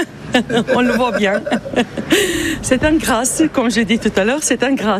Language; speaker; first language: French; non-native, fluent; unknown